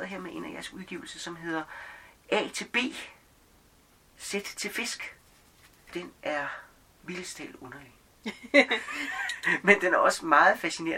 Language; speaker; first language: Danish; native; Danish